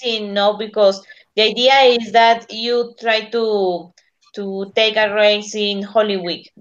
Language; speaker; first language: English; non-native, learner; Spanish